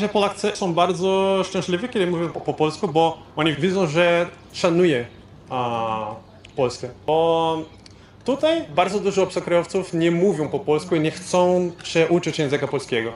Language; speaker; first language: Polish; non-native, fluent; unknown